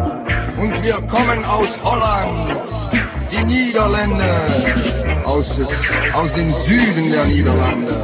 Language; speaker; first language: German; non-native, learner; Dutch